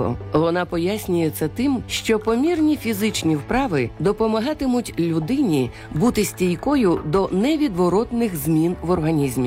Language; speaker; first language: Ukrainian; native; Ukrainian